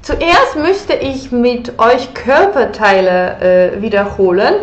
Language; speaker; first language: German; non-native, fluent; Polish